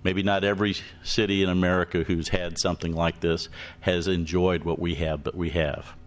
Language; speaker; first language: English; native; English